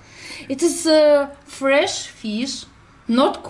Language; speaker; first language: English; non-native, learner; Russian